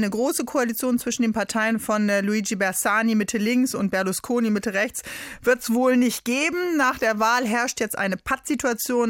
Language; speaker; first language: German; native; German